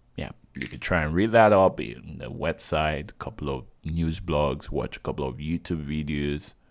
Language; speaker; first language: English; non-native, local second language; Yoruba